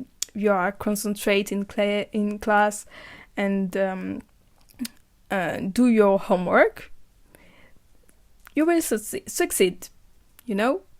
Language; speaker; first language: English; non-native, learner; French